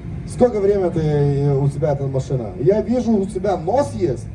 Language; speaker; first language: Russian; non-native, fluent; Lithuanian